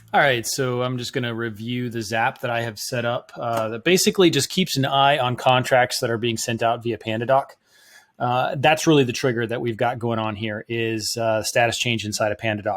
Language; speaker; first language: English; native; English